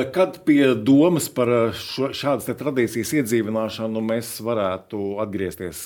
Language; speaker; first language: Latvian; native; Latvian